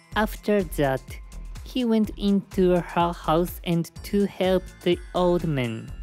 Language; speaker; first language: English; non-native, learner; Japanese